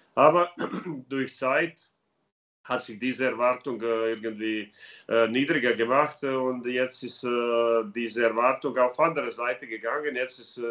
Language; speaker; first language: German; non-native, learner; Serbian